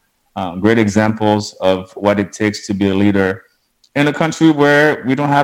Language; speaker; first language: English; non-native, fluent; Haitian Creole